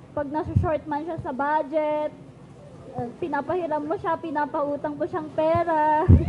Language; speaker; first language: Filipino; non-native, local second language; Iloko